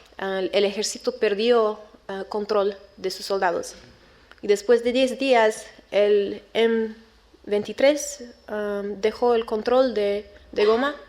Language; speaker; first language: Spanish; non-native, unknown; Romanian